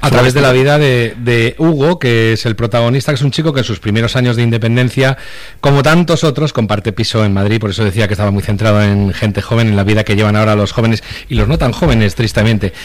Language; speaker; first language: Spanish; native; Spanish